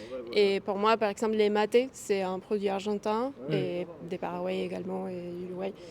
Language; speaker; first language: French; non-native, fluent; Spanish